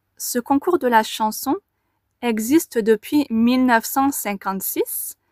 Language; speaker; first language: French; native; French